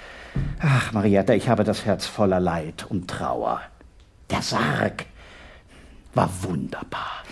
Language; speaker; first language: German; native; German